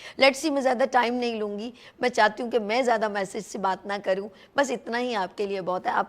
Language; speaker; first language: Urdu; native; Urdu